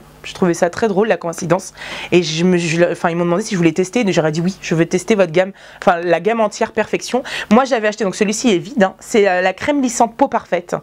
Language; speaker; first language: French; native; French